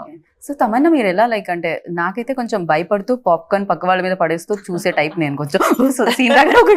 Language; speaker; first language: Telugu; native; Telugu